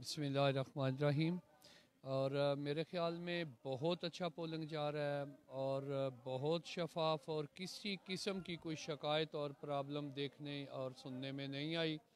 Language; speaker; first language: Hindi; non-native, local second language; Punjabi